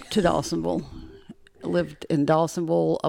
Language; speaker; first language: English; native; English